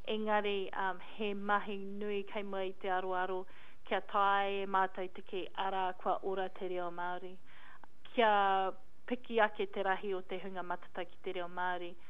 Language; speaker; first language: Māori; non-native, local second language; English